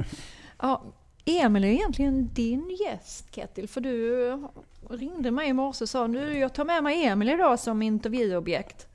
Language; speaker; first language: Swedish; native; Swedish